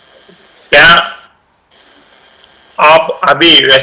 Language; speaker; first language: Hindi; non-native, learner; Telugu